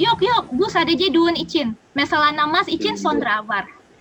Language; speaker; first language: Turkish; non-native, learner; Indonesian